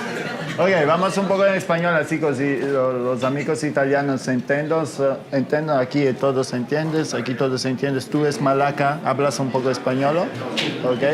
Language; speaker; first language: Spanish; non-native, learner; Italian